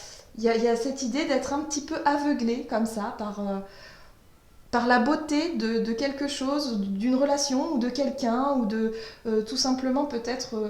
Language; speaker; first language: French; native; French